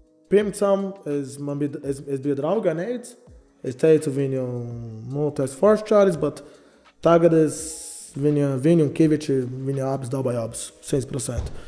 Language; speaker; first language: Latvian; non-native, learner; Portuguese